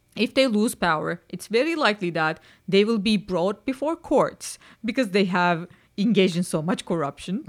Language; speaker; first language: English; non-native, fluent; Turkish